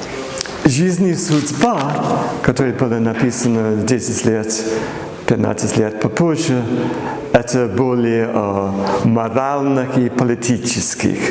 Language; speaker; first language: Russian; non-native, fluent; English